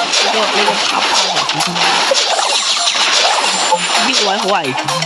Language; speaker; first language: Chinese; early bilingual, heritage; Cantonese